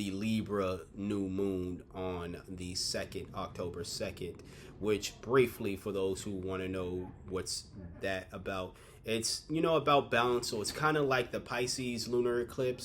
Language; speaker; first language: English; native; English